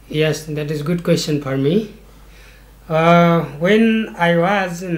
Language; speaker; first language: English; non-native, learner; Nepali